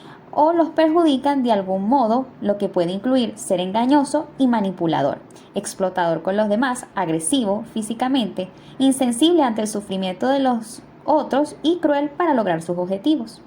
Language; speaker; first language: Spanish; native; Spanish